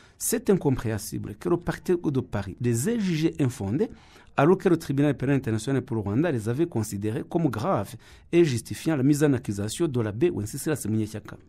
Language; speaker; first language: French; non-native, local second language; Kinyarwanda